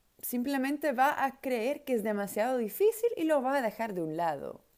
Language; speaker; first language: Spanish; non-native, fluent; Dutch